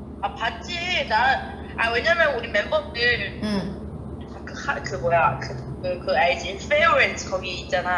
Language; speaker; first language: Korean; non-native, fluent; Chinese